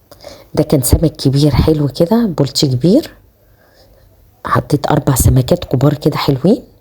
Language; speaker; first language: Arabic; native; Arabic